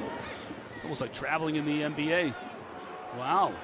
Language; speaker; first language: English; native; English